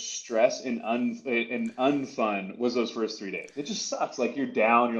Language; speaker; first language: English; native; English